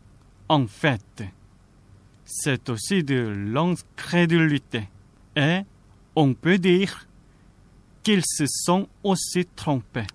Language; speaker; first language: French; non-native, fluent; Korean